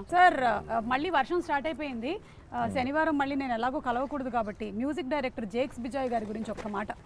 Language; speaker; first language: Telugu; native; Telugu